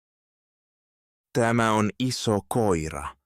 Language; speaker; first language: Finnish; non-native, fluent; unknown